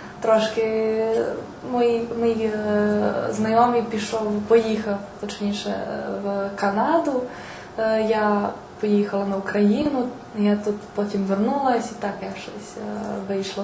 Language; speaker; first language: Ukrainian; non-native, local second language; Serbian